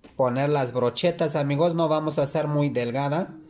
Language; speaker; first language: Spanish; non-native, learner; Turkish